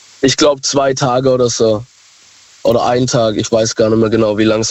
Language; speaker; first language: German; native; German